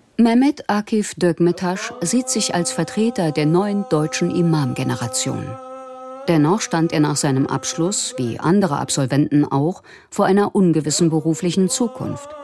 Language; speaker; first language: German; native; German